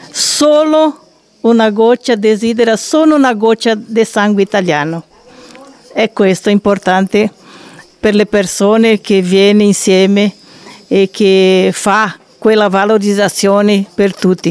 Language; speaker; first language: Italian; non-native, learner; Portuguese